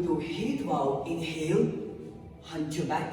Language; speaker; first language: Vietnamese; non-native, learner; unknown